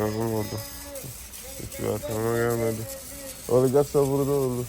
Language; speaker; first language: Turkish; native; Turkish